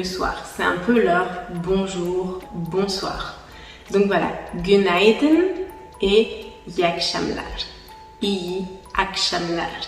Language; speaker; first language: French; native; French